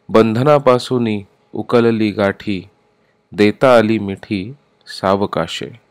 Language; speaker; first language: Hindi; non-native, local second language; Marathi